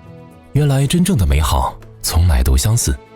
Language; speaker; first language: Chinese; native; Chinese